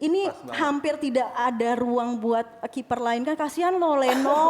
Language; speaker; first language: Indonesian; native; Indonesian